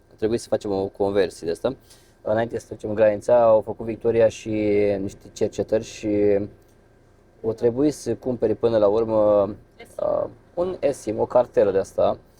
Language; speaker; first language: Romanian; native; Romanian